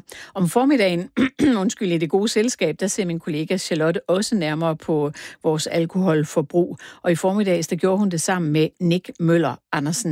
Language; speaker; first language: Danish; native; Danish